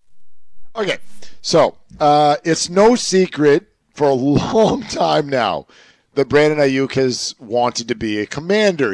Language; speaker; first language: English; native; English